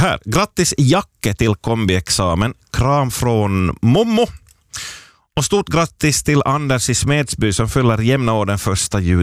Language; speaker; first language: Swedish; native; Swedish